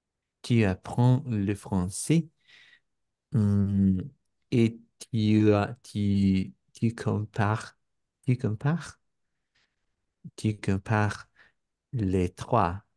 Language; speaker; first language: French; non-native, learner; Spanish